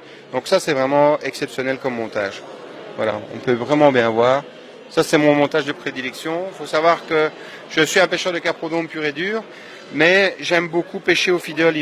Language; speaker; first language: French; native; French